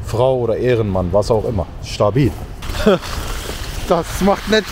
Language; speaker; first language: German; native; German